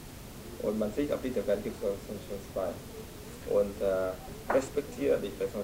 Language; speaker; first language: German; non-native, fluent; Vietnamese